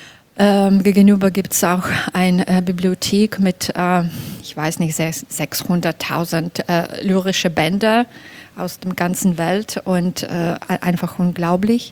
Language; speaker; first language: German; non-native, fluent; Belarusian